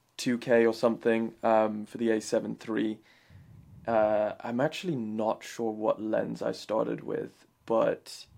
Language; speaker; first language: English; native; English